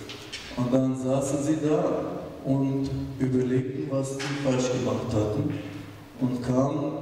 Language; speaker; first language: German; non-native, fluent; Turkish